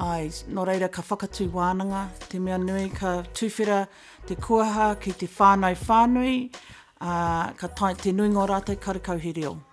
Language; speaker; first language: Māori; non-native, local second language; English